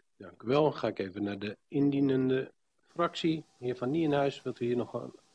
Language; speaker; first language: Dutch; native; Dutch